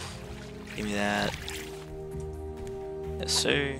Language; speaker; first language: English; native; English